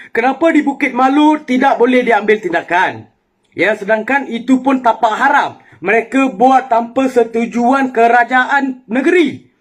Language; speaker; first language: Malay; non-native, local second language; Tamil